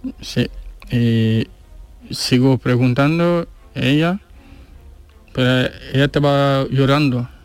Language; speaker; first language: Spanish; non-native, learner; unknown